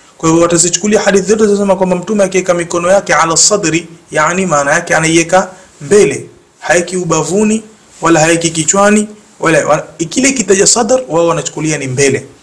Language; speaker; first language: Swahili; native; Swahili